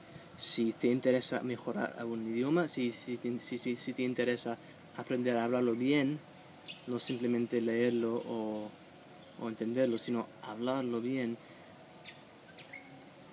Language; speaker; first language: Spanish; non-native, fluent; English